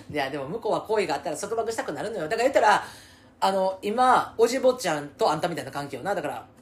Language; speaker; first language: Japanese; native; Japanese